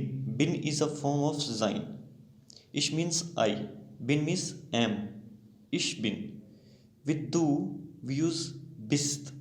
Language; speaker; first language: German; non-native, fluent; Hindi